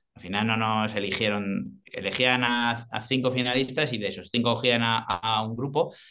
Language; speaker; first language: Spanish; native; Spanish